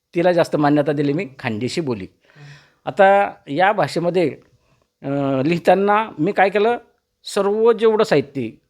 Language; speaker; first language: Marathi; native; Marathi